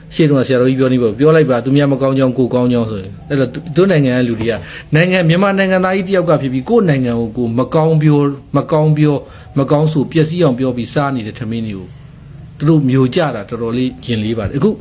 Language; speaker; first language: Burmese; native; Burmese